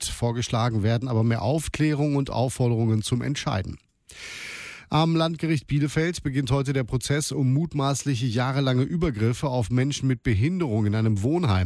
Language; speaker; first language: German; native; German